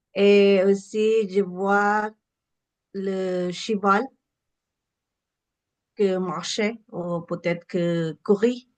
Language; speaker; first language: French; non-native, learner; English